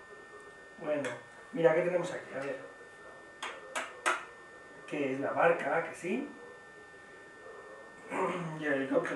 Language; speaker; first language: Spanish; native; Spanish